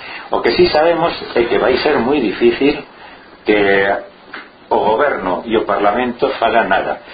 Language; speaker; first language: Galician; non-native, local second language; Spanish